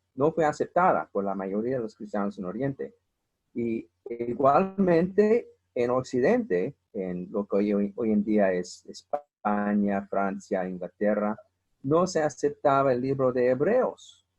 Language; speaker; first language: Spanish; non-native, fluent; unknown